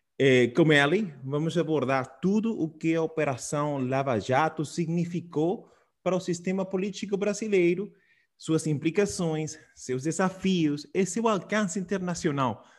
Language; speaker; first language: Portuguese; non-native, fluent; Spanish